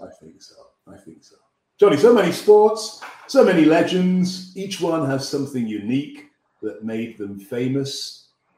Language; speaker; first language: English; native; English